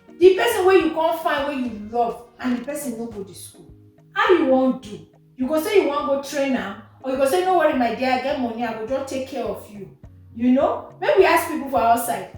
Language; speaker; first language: Nigerian Pidgin; native; Nigerian Pidgin